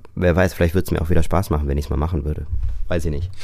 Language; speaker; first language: German; native; German